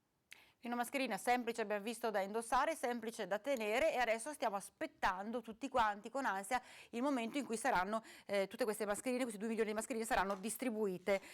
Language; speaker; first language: Italian; native; Italian